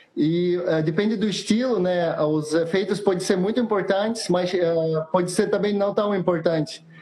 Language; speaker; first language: Portuguese; non-native, fluent; Russian